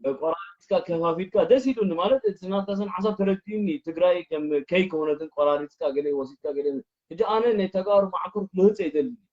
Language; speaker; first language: Tigrinya; early bilingual, heritage; Tigrinya